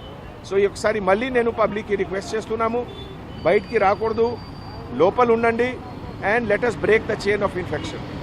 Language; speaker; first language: Telugu; non-native, fluent; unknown